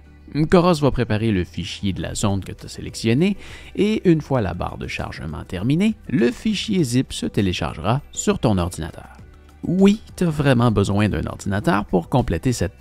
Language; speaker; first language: French; native; French